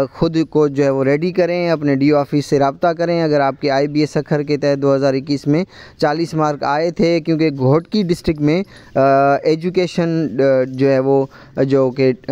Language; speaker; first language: Urdu; non-native, local second language; Sindhi